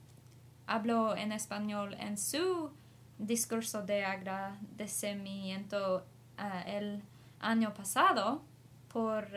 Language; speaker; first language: Spanish; non-native, learner; English